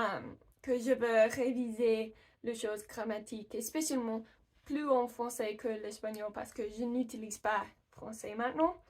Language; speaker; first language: French; non-native, learner; English